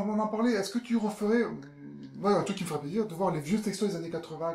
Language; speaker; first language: French; native; French